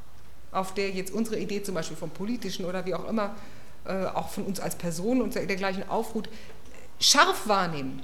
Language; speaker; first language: German; native; German